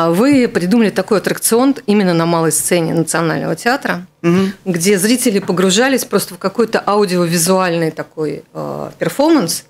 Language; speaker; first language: Russian; native; Russian